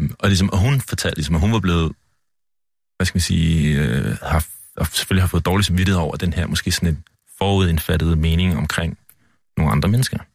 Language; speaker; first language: Danish; native; Danish